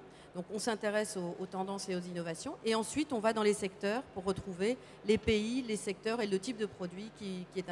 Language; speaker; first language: French; native; French